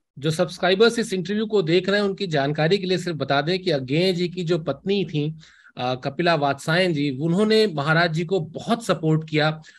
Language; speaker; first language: Hindi; native; Hindi